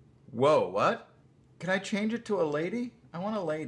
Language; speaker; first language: English; native; English